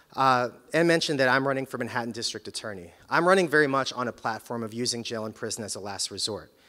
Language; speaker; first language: English; native; English